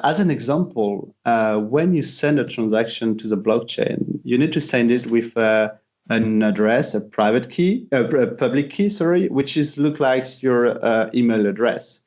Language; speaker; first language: English; non-native, fluent; French